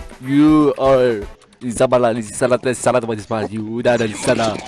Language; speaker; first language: English; non-native, learner; Korean